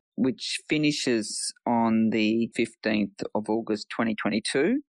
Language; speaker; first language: English; native; English